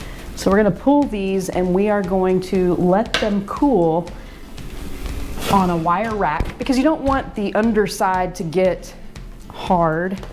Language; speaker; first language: English; native; English